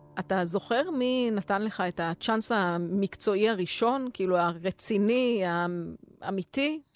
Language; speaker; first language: Hebrew; native; Hebrew